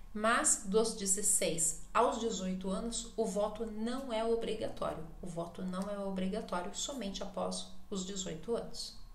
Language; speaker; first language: Portuguese; native; Portuguese